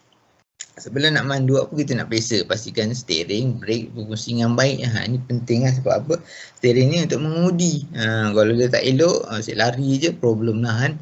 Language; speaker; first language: Malay; native; Malay